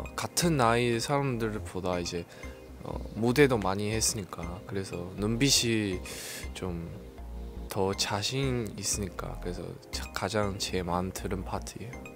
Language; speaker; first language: Korean; non-native, learner; Chinese